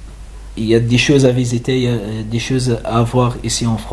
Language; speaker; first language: French; non-native, learner; Arabic